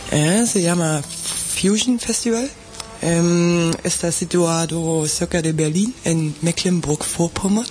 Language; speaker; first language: Spanish; non-native, fluent; German